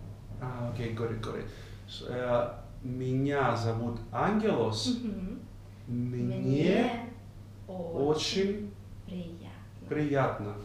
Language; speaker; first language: Russian; non-native, learner; Greek